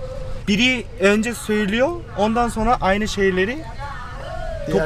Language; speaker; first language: Turkish; non-native, fluent; Korean